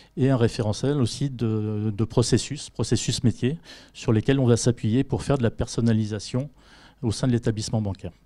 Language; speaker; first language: French; native; French